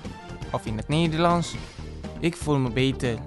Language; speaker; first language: Dutch; non-native, learner; Indonesian